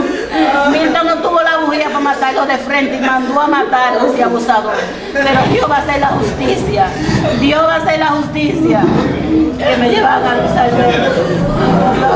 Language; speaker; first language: Spanish; native; Spanish